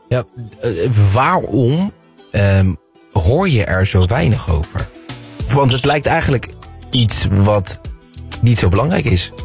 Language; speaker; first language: Dutch; native; Dutch